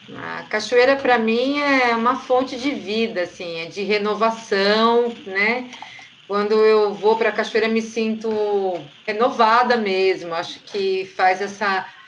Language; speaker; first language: Portuguese; native; Portuguese